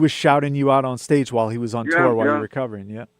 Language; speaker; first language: English; native; English